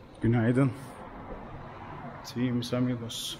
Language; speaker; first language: Spanish; non-native, learner; Turkish